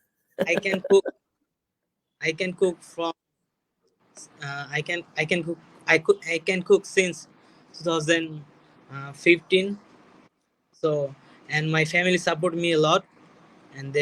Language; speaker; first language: English; non-native, learner; Bangla